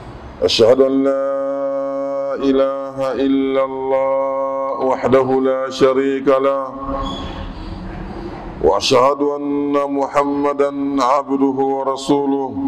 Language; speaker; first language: Arabic; non-native, fluent; Swahili